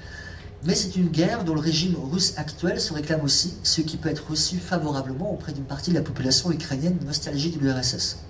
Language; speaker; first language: French; native; French